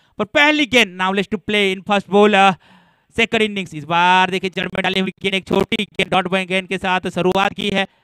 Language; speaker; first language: Hindi; non-native, local second language; Gujarati